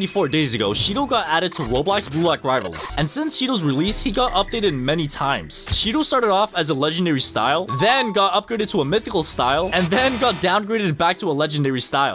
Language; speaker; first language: English; native; English